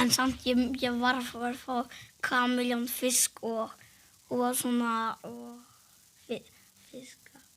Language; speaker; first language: Icelandic; early bilingual, other home language; Portuguese